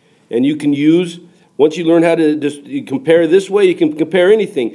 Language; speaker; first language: English; native; English